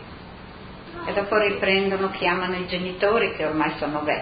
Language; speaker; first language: Italian; non-native, local second language; Friulian